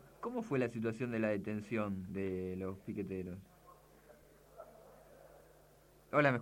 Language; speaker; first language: Spanish; native; Spanish